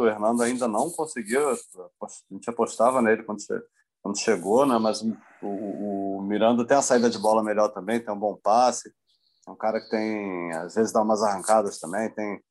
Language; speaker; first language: Portuguese; native; Portuguese